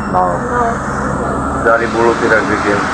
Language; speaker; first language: Indonesian; non-native, learner; French